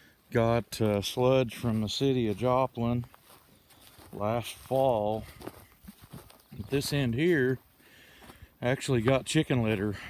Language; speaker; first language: English; native; English